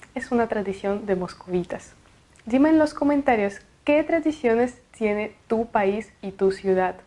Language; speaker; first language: Spanish; non-native, fluent; Russian